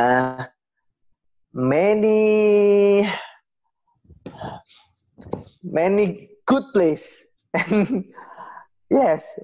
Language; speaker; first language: English; non-native, learner; Indonesian